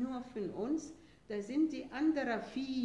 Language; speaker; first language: German; non-native, fluent; Arabic